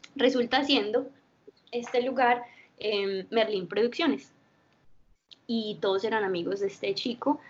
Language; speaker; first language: Spanish; early bilingual, heritage; Spanish